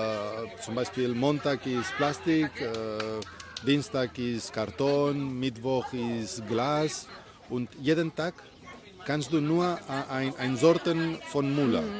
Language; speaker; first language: German; non-native, learner; Spanish